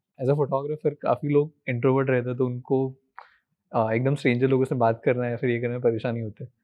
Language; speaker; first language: Hindi; native; Hindi